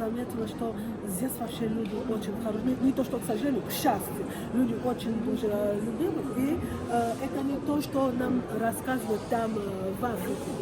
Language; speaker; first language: Russian; non-native, learner; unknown